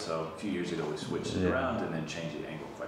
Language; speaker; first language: English; native; English